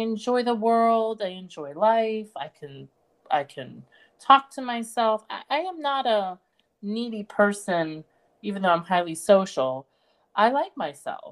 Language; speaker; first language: English; native; English